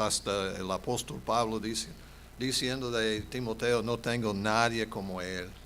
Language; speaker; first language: Spanish; non-native, fluent; English